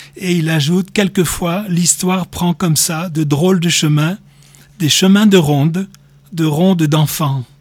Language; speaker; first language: French; native; French